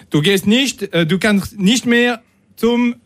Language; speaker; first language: German; non-native, learner; French